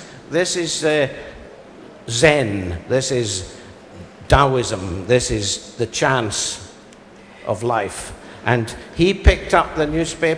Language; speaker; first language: English; native; English